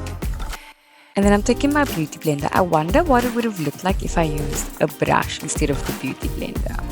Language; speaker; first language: English; native; English